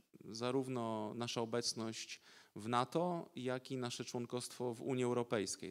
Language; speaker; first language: Polish; native; Polish